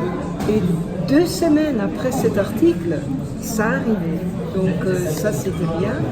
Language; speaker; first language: French; non-native, fluent; Dutch